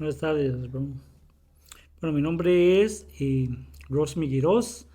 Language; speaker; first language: Spanish; native; Spanish